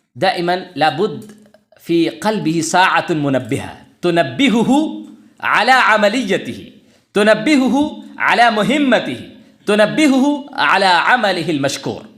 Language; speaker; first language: Arabic; non-native, fluent; Urdu